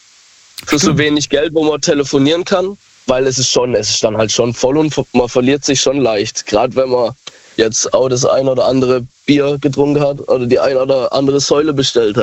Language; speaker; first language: German; native; German